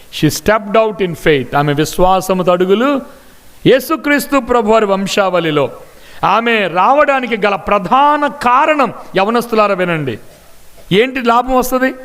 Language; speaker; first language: Telugu; non-native, local second language; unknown